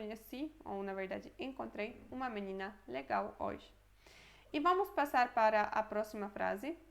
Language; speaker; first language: Portuguese; non-native, fluent; Polish